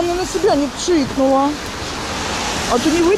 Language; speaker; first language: Russian; native; Russian